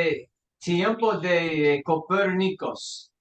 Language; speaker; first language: Spanish; non-native, learner; English